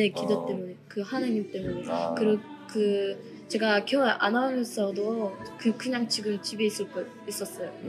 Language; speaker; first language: Korean; early bilingual, other home language; Russian